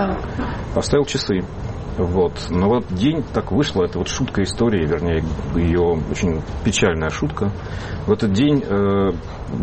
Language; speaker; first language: Russian; native; Russian